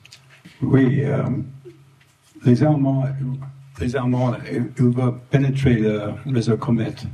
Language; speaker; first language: French; non-native, fluent; English